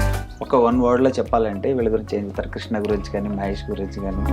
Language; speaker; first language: Telugu; native; Telugu